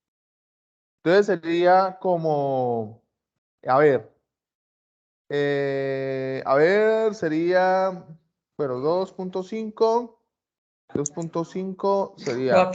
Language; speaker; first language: Spanish; native; Spanish